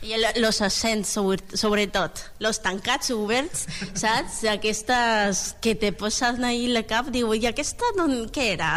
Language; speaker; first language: Catalan; non-native, local second language; Spanish